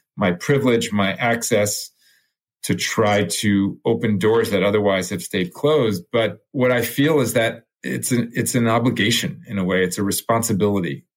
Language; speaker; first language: English; early bilingual, other home language; French